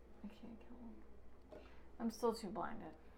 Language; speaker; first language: English; native; English